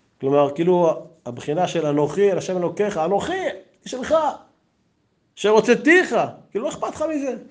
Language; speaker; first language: Hebrew; native; Hebrew